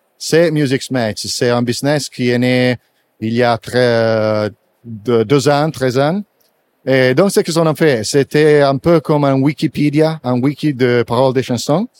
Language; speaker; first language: French; non-native, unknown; Italian